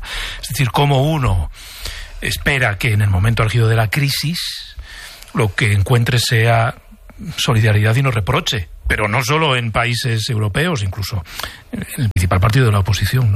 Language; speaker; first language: Spanish; native; Spanish